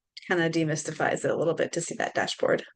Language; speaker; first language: English; native; English